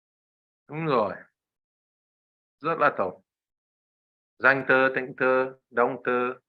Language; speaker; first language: Vietnamese; non-native, learner; English